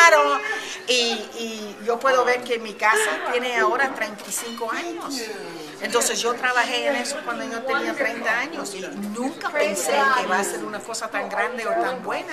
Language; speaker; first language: Spanish; early bilingual, heritage; Spanish